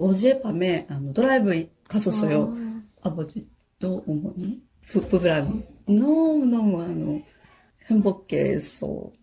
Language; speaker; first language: Korean; non-native, learner; Japanese